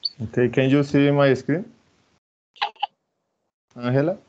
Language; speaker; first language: English; non-native, fluent; Spanish